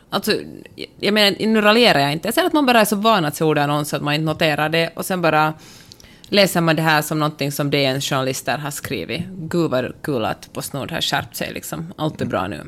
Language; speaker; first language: Swedish; native; Swedish